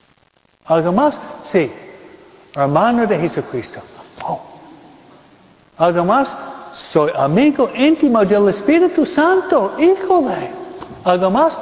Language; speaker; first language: Spanish; non-native, fluent; English